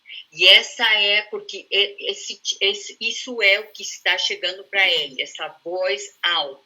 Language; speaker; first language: Portuguese; non-native, fluent; Spanish